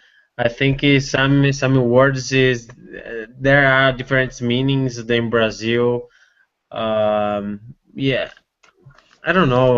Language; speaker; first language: English; non-native, learner; Portuguese